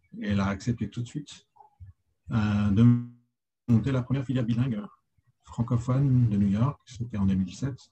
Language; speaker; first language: French; native; French